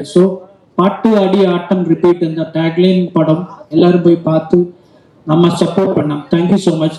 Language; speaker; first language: Tamil; non-native, learner; Malayalam